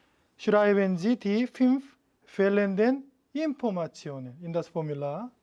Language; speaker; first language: German; non-native, fluent; Korean